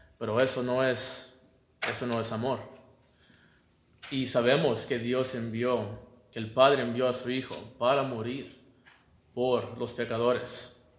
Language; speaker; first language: Spanish; native; Spanish